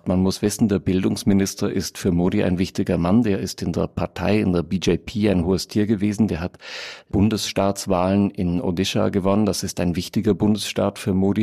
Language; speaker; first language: German; native; German